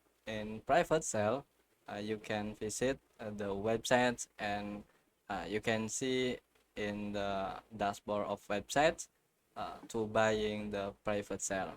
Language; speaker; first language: English; non-native, learner; Indonesian